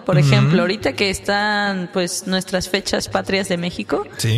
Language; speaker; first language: Spanish; native; Spanish